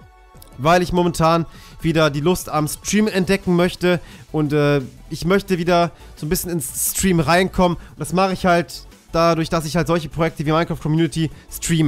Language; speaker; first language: German; native; German